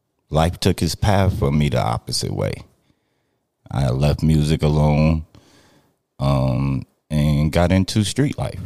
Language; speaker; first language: English; native; English